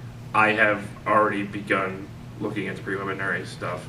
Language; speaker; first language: English; native; English